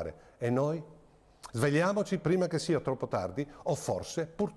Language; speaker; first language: Italian; native; Italian